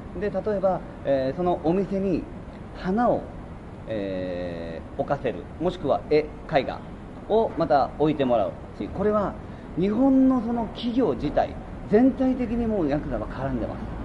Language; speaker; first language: Japanese; native; Japanese